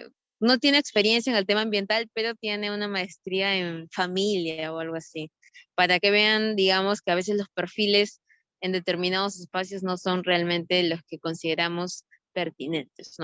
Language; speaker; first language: Spanish; native; Spanish